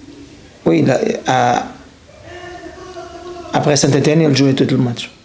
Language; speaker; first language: French; non-native, learner; Portuguese